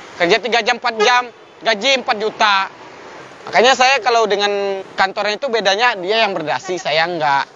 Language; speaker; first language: Indonesian; non-native, local second language; Minangkabau